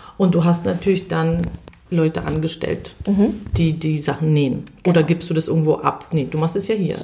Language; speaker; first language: German; native; German